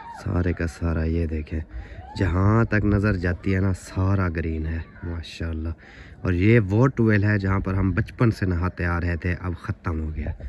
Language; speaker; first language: Urdu; non-native, local second language; Saraiki